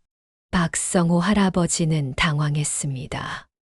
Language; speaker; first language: Korean; native; Korean